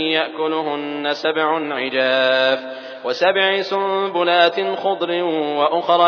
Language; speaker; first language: Arabic; native; Arabic